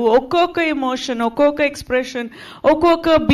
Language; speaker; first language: Telugu; non-native, fluent; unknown